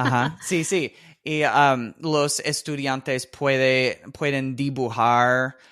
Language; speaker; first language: Spanish; non-native, fluent; English